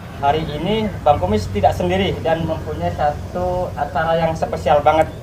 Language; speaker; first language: Indonesian; native; Indonesian